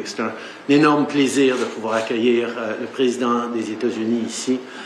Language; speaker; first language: French; native; French